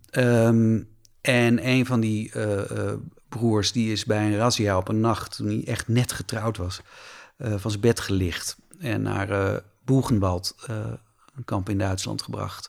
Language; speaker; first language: Dutch; native; Dutch